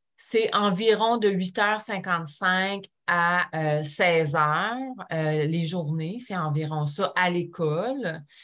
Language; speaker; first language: French; native; French